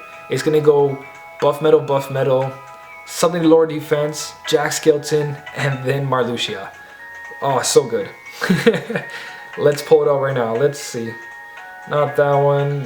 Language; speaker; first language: English; native; English